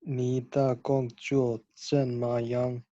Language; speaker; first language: Chinese; non-native, learner; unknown